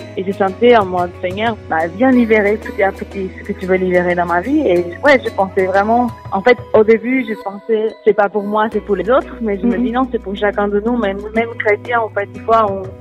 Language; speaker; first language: French; non-native, fluent; Portuguese